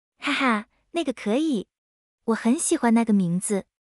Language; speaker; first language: Chinese; non-native, learner; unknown